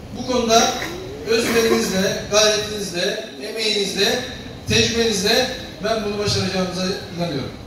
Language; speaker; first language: Turkish; native; Turkish